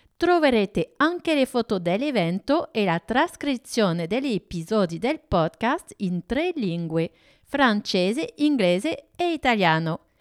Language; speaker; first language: Italian; non-native, fluent; French